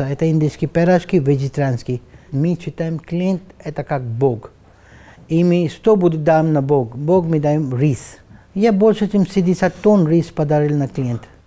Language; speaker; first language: Russian; non-native, learner; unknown